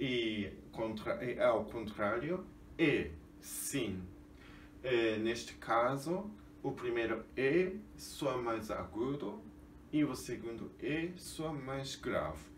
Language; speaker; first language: Portuguese; non-native, fluent; Japanese